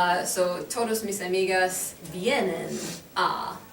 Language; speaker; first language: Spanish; non-native, fluent; English